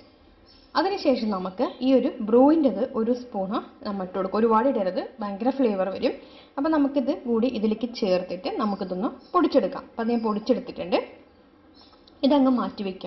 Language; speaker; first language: Malayalam; native; Malayalam